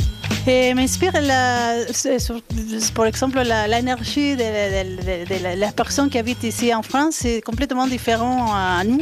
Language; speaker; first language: French; non-native, fluent; Spanish